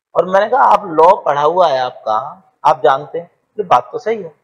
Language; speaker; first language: Hindi; native; Hindi